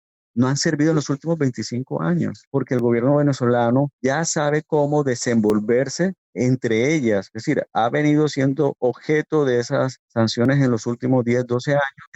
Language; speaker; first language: Spanish; native; Spanish